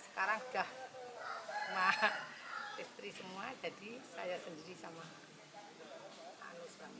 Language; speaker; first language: Indonesian; non-native, local second language; Javanese